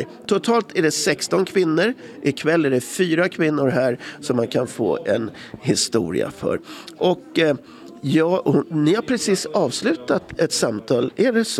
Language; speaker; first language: Swedish; native; Swedish